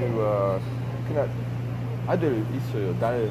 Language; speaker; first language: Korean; non-native, learner; English